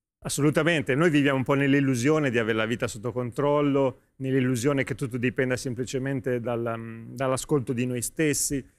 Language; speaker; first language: Italian; native; Italian